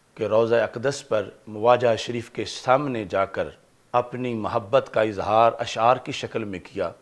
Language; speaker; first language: Urdu; non-native, local second language; Punjabi